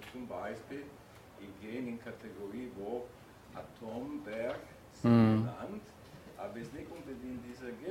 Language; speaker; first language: German; non-native, fluent; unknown